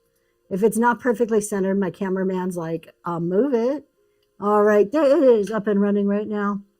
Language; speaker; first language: English; native; English